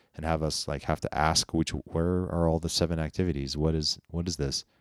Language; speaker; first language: English; native; English